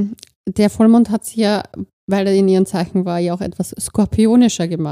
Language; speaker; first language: German; native; German